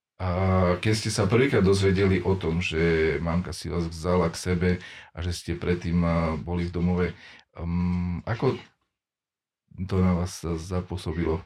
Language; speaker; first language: Slovak; native; Slovak